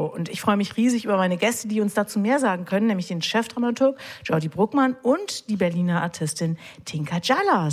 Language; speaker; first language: German; native; German